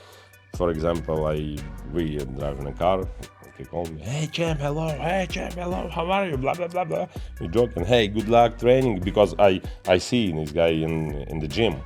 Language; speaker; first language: English; non-native, learner; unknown